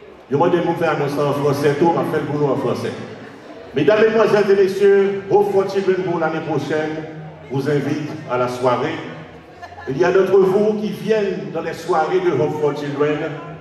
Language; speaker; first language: French; native; French